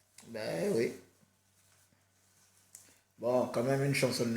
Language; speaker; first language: French; native; French